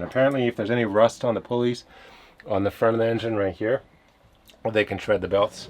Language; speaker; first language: English; native; English